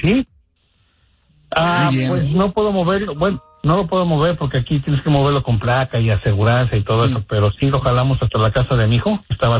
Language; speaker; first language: Spanish; native; Spanish